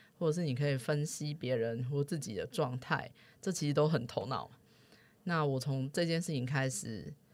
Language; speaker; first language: Chinese; native; Chinese